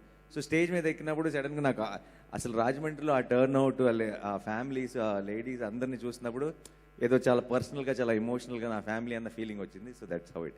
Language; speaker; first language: Telugu; native; Telugu